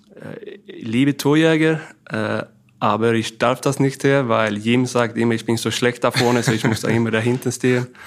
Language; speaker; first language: German; non-native, fluent; Swedish